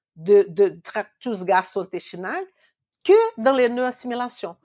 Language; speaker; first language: French; non-native, fluent; Portuguese